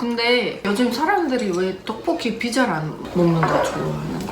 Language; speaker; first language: Korean; non-native, fluent; Russian